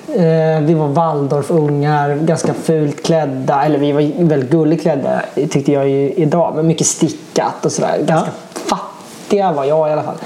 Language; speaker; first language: Swedish; native; Swedish